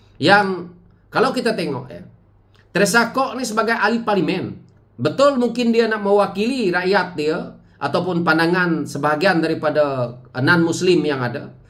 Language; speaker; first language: Malay; native; Malay